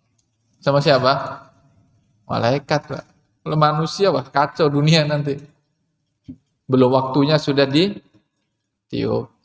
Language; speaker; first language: Indonesian; non-native, local second language; Banjar